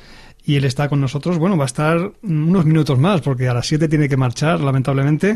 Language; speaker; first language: Spanish; native; Spanish